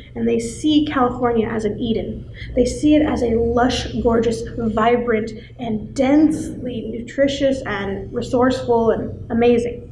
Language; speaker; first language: English; native; English